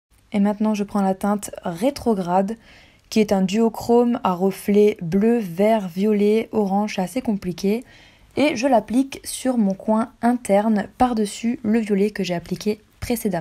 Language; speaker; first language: French; native; French